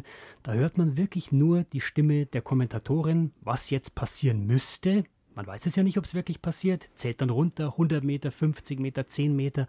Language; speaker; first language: German; native; German